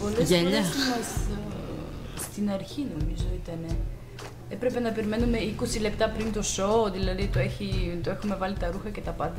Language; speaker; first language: Greek; non-native, fluent; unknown